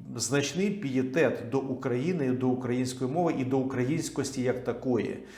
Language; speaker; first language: Ukrainian; non-native, local second language; Russian